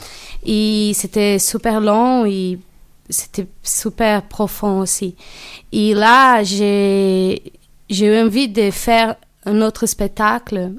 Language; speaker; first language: French; non-native, learner; Portuguese